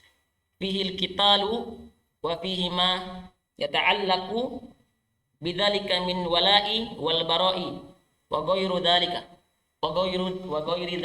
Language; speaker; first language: Arabic; non-native, learner; Indonesian